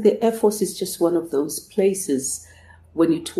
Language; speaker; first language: English; non-native, local second language; Zulu